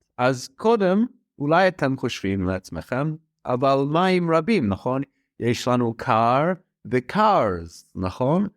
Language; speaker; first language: Hebrew; non-native, fluent; English